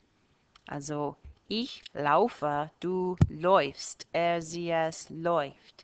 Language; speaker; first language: German; non-native, fluent; English